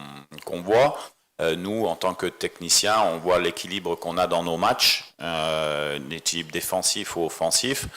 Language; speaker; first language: French; native; French